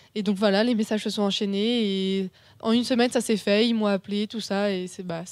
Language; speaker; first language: French; native; French